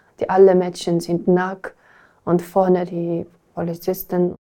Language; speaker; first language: German; non-native, learner; Uyghur